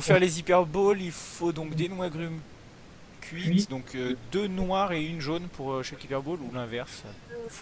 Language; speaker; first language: French; native; French